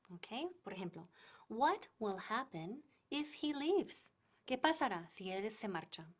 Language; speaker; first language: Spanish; non-native, fluent; English